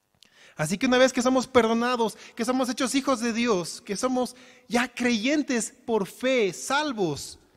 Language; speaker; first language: Spanish; native; Spanish